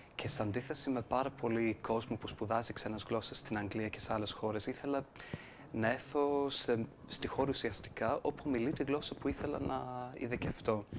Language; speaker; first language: Greek; non-native, fluent; English